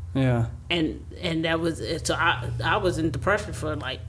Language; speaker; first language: English; native; English